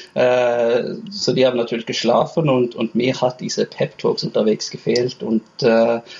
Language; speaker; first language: German; non-native, fluent; Norwegian